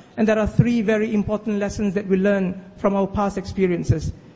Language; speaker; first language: English; non-native, local second language; Malay